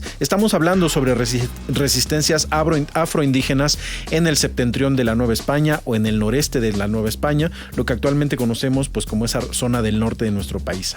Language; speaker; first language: Spanish; native; Spanish